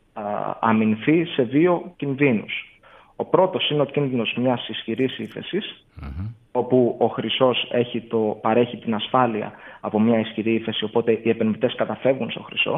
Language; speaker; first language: Greek; native; Greek